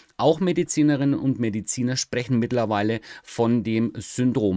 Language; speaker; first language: German; native; German